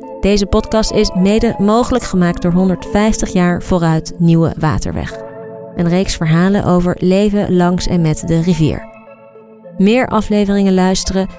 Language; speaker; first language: Dutch; native; Dutch